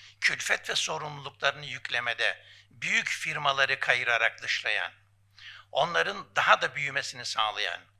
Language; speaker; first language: Turkish; native; Turkish